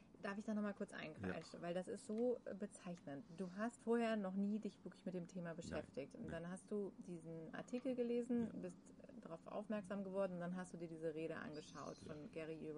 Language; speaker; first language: German; native; German